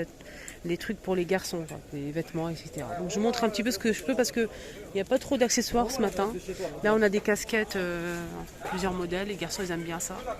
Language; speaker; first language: French; native; French